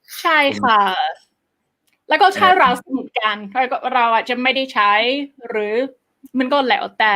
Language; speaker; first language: Thai; non-native, fluent; English